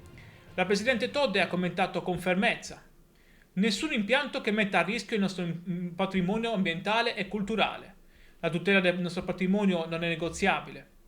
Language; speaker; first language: Italian; native; Italian